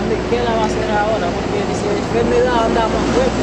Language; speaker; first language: Spanish; non-native, learner; Haitian Creole